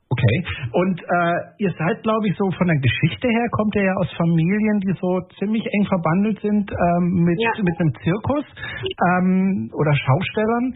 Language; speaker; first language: German; native; German